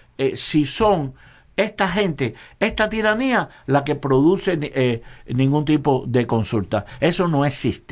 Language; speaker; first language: Spanish; native; Spanish